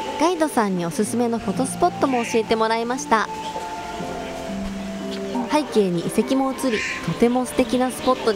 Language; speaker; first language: Japanese; native; Japanese